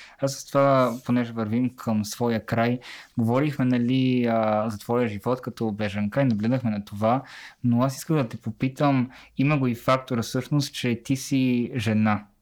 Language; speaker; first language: Bulgarian; native; Bulgarian